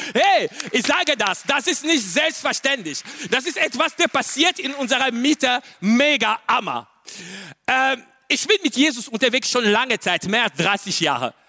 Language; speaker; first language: German; non-native, learner; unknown